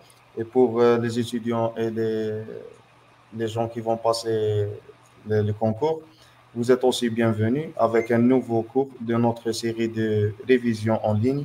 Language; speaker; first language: French; non-native, local second language; Arabic